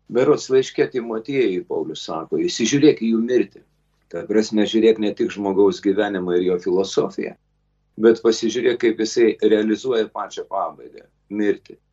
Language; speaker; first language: Lithuanian; native; Lithuanian